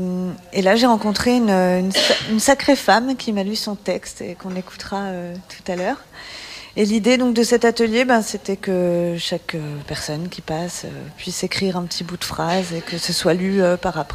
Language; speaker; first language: French; native; French